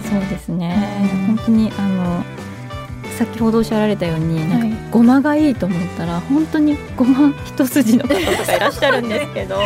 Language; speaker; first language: Japanese; native; Japanese